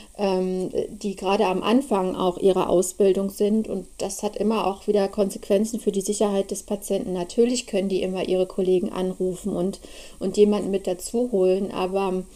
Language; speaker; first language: German; native; German